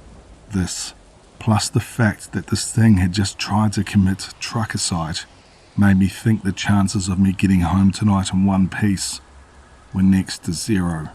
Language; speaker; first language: English; native; English